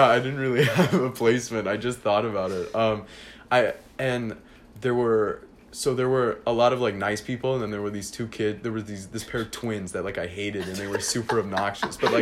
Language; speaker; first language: English; native; English